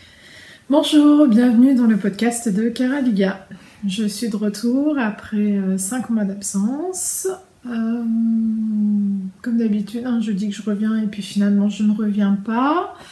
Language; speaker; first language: French; native; French